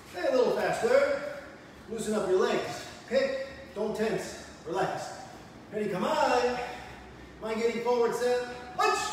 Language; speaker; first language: English; native; English